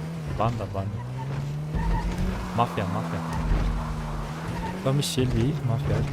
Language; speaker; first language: Russian; non-native, learner; Kara-Kalpak